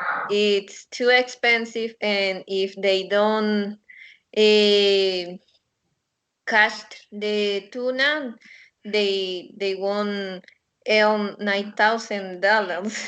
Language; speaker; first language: English; non-native, learner; Spanish